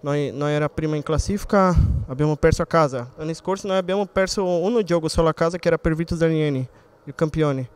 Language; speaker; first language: Italian; non-native, fluent; Spanish